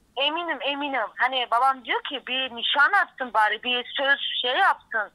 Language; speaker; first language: Turkish; non-native, fluent; Persian